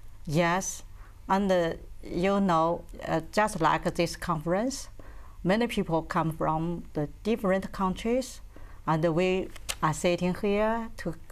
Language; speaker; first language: English; non-native, learner; Chinese